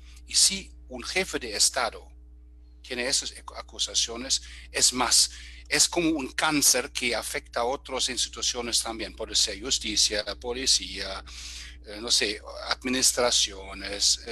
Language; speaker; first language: Spanish; non-native, fluent; German